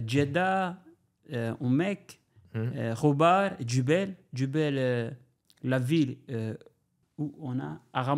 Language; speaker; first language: French; non-native, learner; Albanian